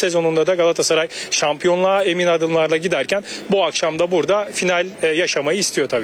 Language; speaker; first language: Turkish; native; Turkish